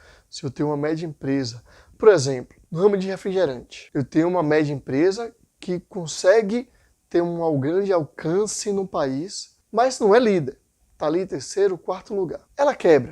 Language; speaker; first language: Portuguese; native; Portuguese